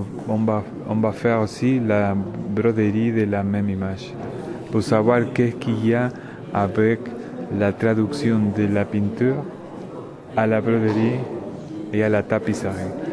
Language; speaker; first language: French; non-native, learner; Spanish